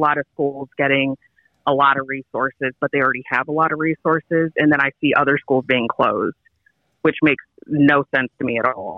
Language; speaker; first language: English; native; English